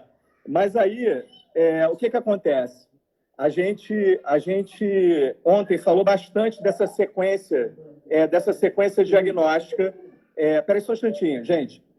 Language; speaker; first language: Portuguese; native; Portuguese